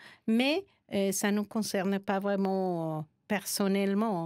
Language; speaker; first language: French; non-native, fluent; Spanish